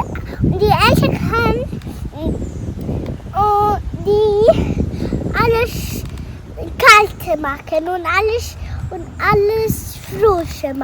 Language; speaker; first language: German; early bilingual, other home language; Telugu